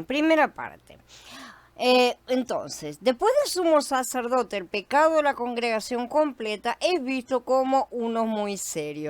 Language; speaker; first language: Spanish; native; Spanish